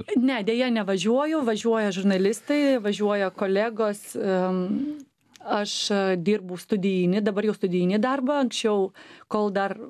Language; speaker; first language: Lithuanian; non-native, local second language; Polish